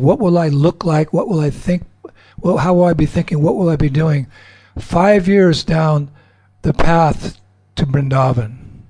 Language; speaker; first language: English; native; English